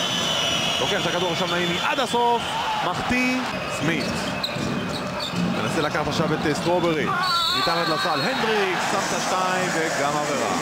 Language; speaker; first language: Hebrew; native; Hebrew